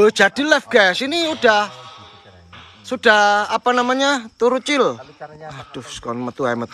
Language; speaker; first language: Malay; non-native, local second language; Javanese